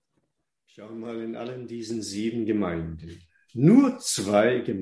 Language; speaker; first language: German; non-native, fluent; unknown